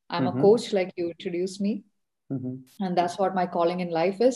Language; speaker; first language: English; non-native, local second language; Malayalam